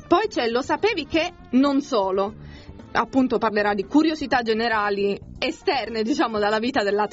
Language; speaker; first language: Italian; native; Italian